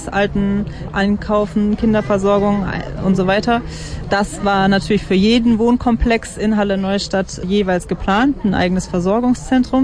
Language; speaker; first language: German; native; German